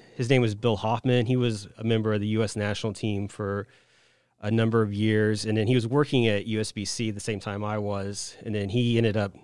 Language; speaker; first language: English; native; English